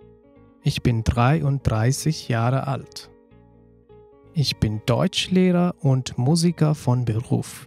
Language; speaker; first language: German; non-native, fluent; Nepali